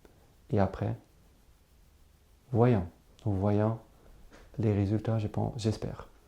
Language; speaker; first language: French; non-native, learner; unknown